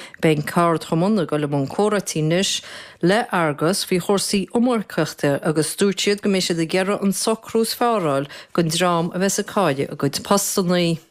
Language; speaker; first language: Irish; native; Irish